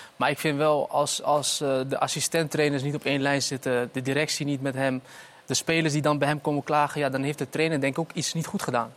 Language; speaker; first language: Dutch; early bilingual, other home language; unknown